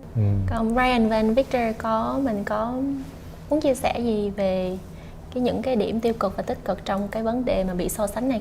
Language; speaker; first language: Vietnamese; native; Vietnamese